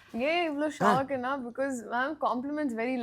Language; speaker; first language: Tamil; non-native, learner; Telugu